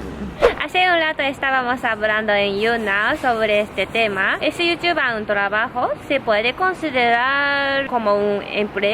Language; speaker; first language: Spanish; non-native, fluent; Japanese